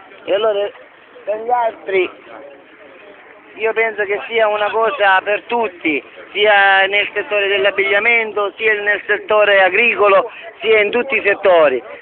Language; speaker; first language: Italian; native; Italian